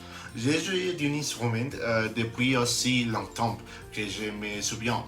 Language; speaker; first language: French; non-native, learner; Spanish